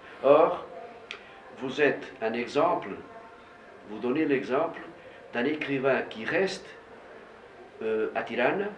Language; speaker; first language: French; non-native, fluent; Portuguese